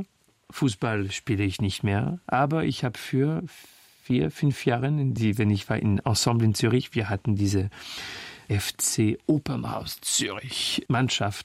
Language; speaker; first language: German; non-native, fluent; French